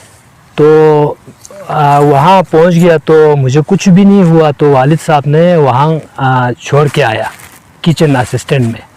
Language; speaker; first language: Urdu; non-native, local second language; Balti